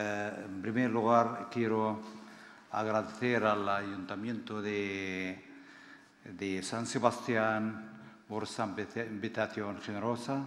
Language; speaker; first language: Spanish; non-native, fluent; Arabic